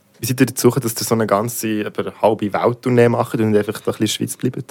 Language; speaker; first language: German; native; German